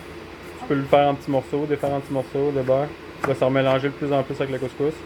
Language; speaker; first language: French; native; French